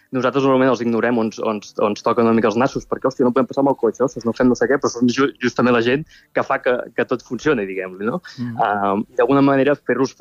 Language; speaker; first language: Catalan; native; Catalan